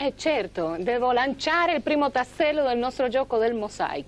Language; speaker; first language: Italian; non-native, fluent; Spanish